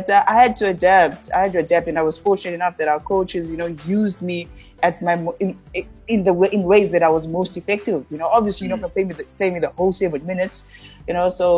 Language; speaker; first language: English; non-native, local second language; Xhosa